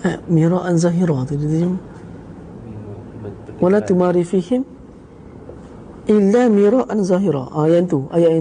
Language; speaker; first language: Malay; native; Malay